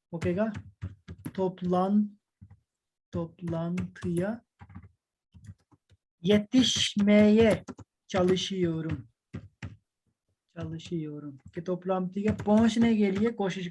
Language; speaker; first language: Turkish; non-native, fluent; Urdu